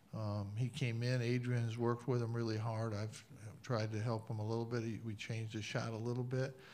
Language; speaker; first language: English; native; English